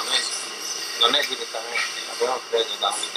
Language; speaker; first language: Italian; native; Italian